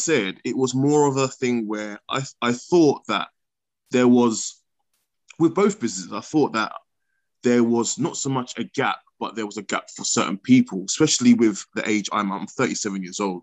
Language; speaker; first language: English; native; English